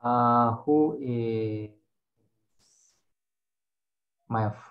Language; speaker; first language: English; non-native, learner; Indonesian